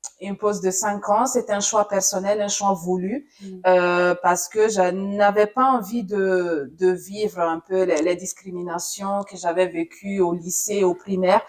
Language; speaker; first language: French; non-native, fluent; Italian